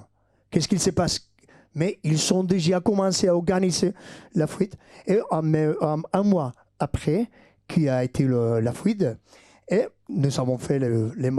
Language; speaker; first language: French; non-native, fluent; Basque